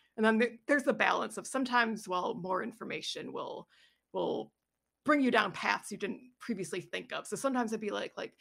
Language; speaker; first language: English; native; English